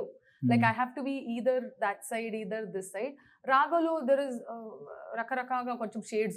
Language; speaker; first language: Telugu; non-native, learner; Kannada